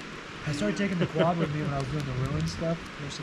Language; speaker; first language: English; native; English